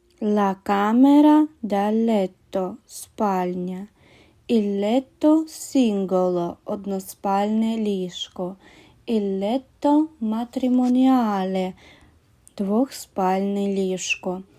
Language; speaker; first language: Italian; non-native, learner; Ukrainian